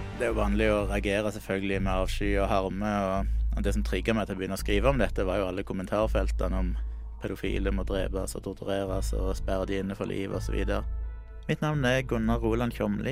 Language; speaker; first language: Norwegian; native; Norwegian